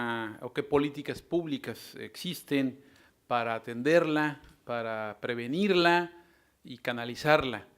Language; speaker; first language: Spanish; native; Spanish